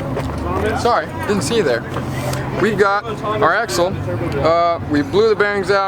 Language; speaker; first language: English; native; English